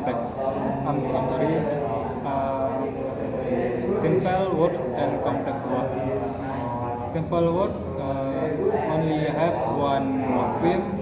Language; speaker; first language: English; non-native, learner; Indonesian